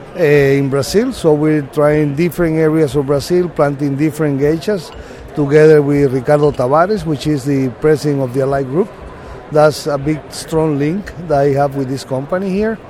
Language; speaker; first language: English; non-native, fluent; Spanish